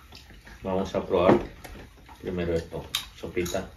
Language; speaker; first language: Spanish; native; Spanish